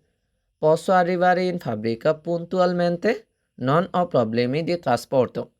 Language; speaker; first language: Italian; non-native, fluent; Bangla